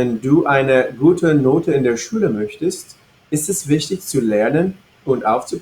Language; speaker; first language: German; non-native, fluent; English